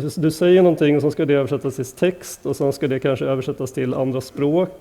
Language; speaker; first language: Swedish; native; Swedish